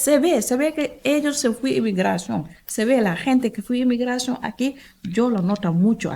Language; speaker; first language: Spanish; non-native, learner; Wolof